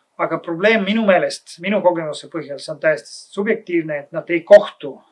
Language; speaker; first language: Estonian; non-native, fluent; Bulgarian